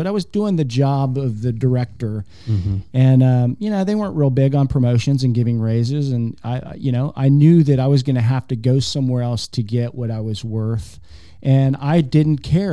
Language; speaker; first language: English; native; English